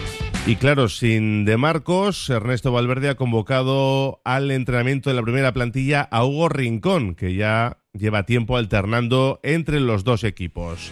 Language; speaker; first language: Spanish; native; Spanish